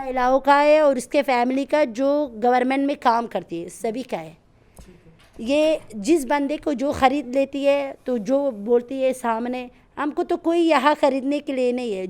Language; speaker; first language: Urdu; non-native, learner; Persian